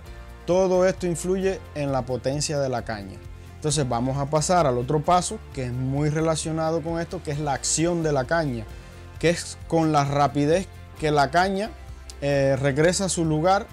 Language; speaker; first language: Spanish; native; Spanish